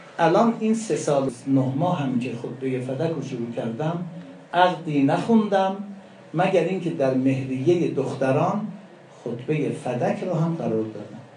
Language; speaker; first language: Persian; non-native, local second language; Azerbaijani